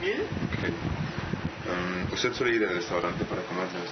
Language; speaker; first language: Spanish; non-native, learner; French